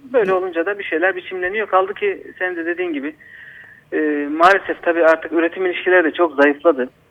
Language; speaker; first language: Turkish; native; Turkish